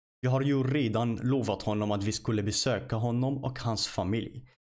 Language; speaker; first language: Swedish; non-native, fluent; Arabic